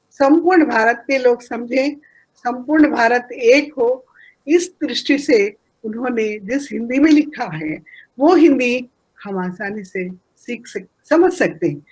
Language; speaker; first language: Hindi; non-native, local second language; Telugu